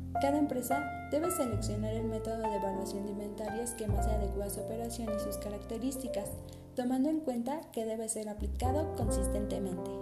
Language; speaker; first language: Spanish; native; Spanish